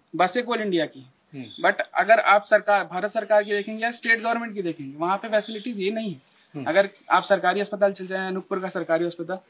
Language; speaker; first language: Hindi; native; Hindi